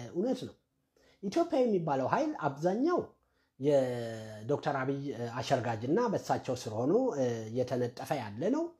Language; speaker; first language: Amharic; native; Amharic